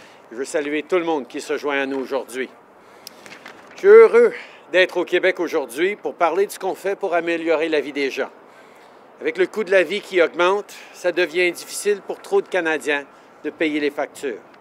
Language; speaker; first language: French; native; French